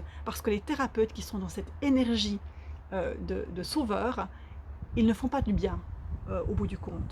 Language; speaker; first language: French; native; French